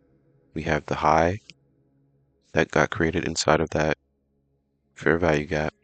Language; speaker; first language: English; native; English